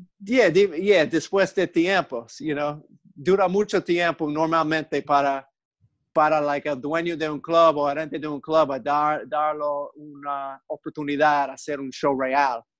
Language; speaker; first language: Spanish; non-native, learner; English